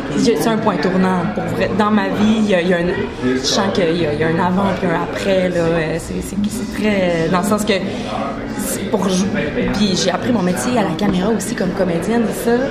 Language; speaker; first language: French; native; French